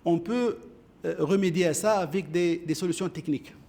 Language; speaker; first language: French; non-native, local second language; Arabic